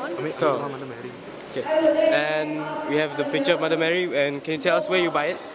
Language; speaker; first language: English; non-native, local second language; Malay